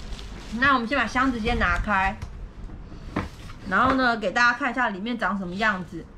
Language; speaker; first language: Chinese; native; Chinese